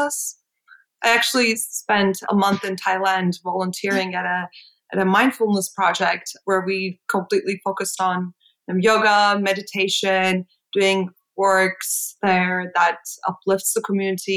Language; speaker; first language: English; non-native, fluent; Turkish